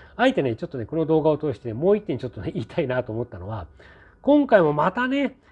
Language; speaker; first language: Japanese; native; Japanese